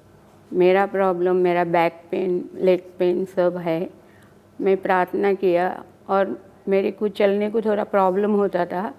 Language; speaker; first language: Hindi; non-native, local second language; Malayalam